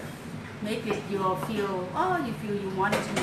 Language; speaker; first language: English; non-native, learner; Thai